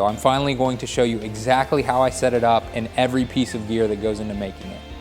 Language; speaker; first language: English; native; English